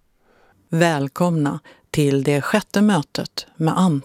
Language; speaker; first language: Swedish; native; Swedish